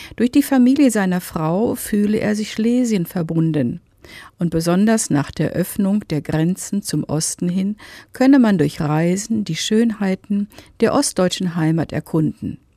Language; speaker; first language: German; native; German